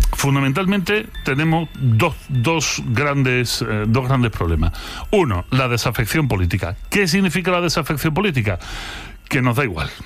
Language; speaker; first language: Spanish; native; Spanish